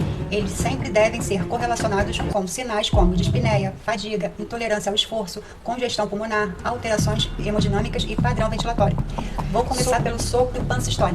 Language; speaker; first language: Portuguese; native; Portuguese